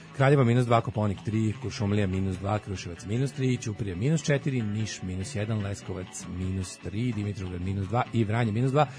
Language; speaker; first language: Serbian; native; Serbian